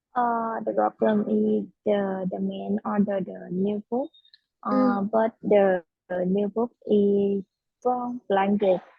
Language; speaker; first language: English; non-native, learner; Vietnamese